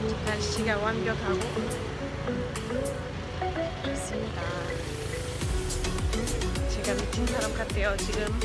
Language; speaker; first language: Korean; non-native, fluent; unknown